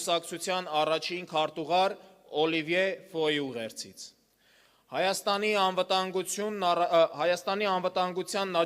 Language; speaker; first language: Armenian; native; Armenian